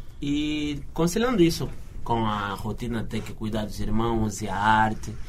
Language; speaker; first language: Portuguese; native; Portuguese